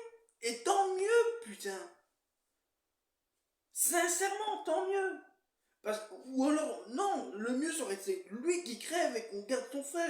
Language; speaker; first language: French; native; French